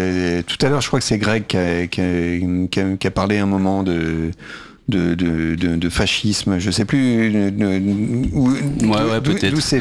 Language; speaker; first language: French; native; French